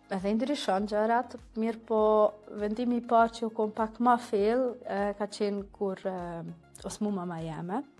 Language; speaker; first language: Albanian; early bilingual, heritage; Albanian